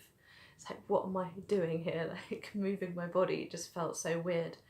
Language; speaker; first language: English; native; English